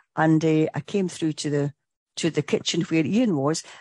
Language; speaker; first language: English; native; English